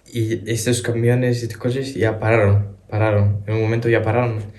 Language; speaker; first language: Spanish; early bilingual, other home language; Ukrainian